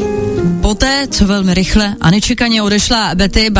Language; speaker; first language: Czech; native; Czech